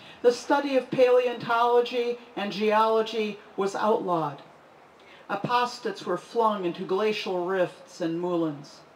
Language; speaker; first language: English; native; English